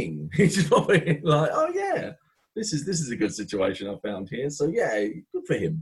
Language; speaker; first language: English; native; English